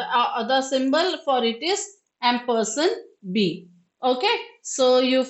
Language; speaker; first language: English; non-native, local second language; Hindi